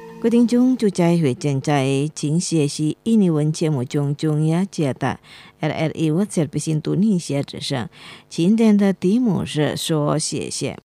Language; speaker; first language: Chinese; non-native, learner; Indonesian